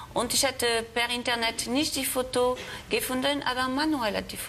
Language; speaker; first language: German; non-native, fluent; French